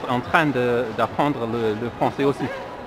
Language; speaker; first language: French; non-native, learner; English